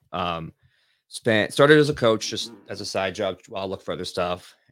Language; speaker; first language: English; native; English